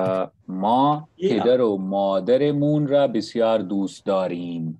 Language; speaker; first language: Persian; non-native, fluent; Urdu